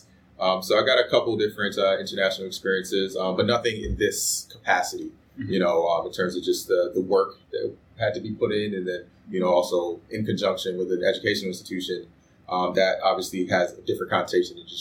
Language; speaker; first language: English; early bilingual, other home language; Akan